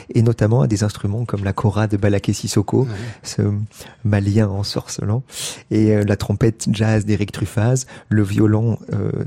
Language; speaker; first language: French; native; French